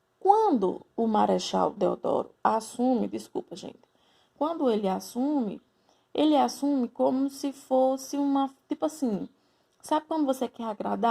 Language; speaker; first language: Portuguese; native; Portuguese